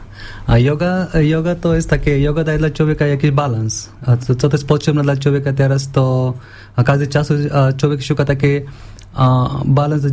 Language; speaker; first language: Polish; non-native, learner; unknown